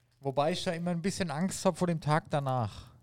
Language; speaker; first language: German; native; German